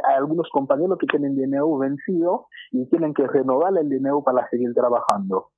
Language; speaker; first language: Spanish; non-native, fluent; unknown